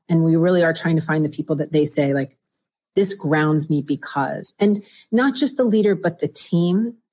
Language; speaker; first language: English; native; English